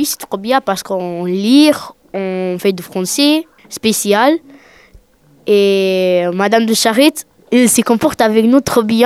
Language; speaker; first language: French; non-native, learner; Romanian